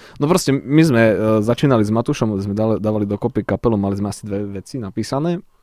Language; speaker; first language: Slovak; early bilingual, other home language; Czech